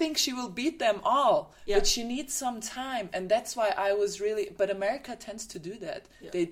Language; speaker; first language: English; non-native, fluent; German